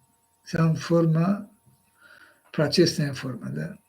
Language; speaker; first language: Russian; non-native, local second language; Azerbaijani